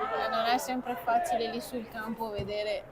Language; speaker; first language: Italian; native; Italian